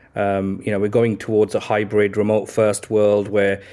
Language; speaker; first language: English; native; English